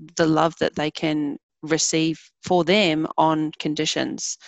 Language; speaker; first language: English; native; English